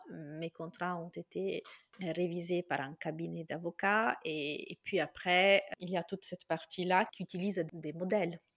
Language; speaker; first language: French; non-native, fluent; Italian